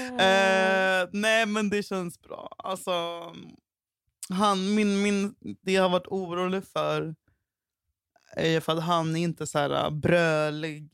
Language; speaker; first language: Swedish; native; Swedish